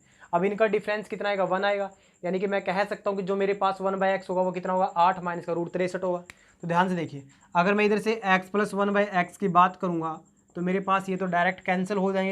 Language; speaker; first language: Hindi; native; Hindi